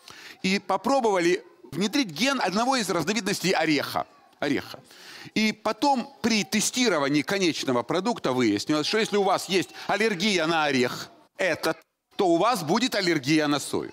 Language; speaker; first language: Russian; native; Russian